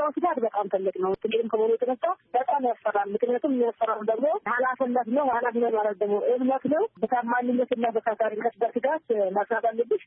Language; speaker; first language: Amharic; non-native, local second language; Oromo